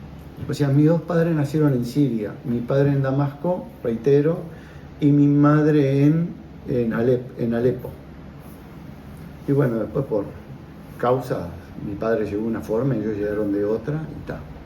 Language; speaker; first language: Spanish; native; Spanish